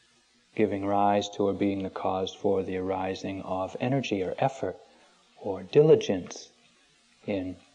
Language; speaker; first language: English; native; English